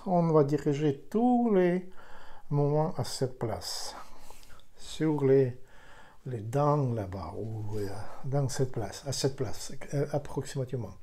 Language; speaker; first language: French; non-native, fluent; Ukrainian